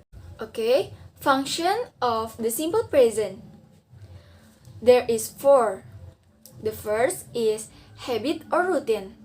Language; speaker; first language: English; non-native, learner; Indonesian